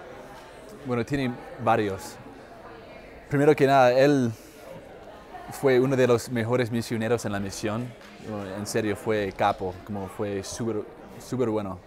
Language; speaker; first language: Spanish; non-native, fluent; English